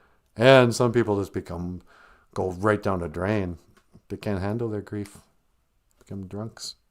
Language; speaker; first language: English; native; English